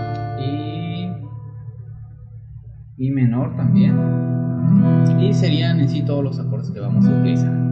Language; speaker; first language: Spanish; native; Spanish